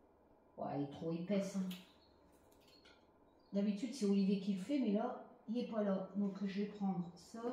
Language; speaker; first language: French; native; French